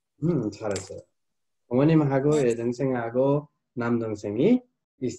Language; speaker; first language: Korean; non-native, fluent; Nepali